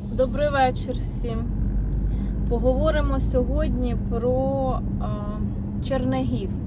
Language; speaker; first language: Ukrainian; non-native, local second language; Russian